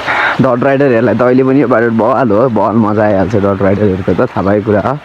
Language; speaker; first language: Nepali; native; Nepali